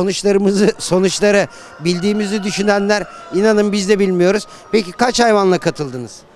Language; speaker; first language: Turkish; native; Turkish